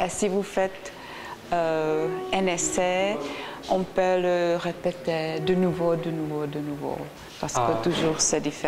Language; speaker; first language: French; non-native, learner; Czech